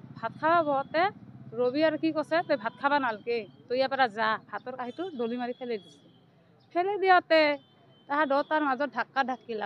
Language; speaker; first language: Assamese; non-native, local second language; Hindi